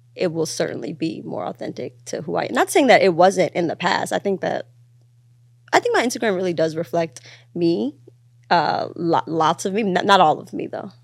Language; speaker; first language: English; early bilingual, other home language; Amharic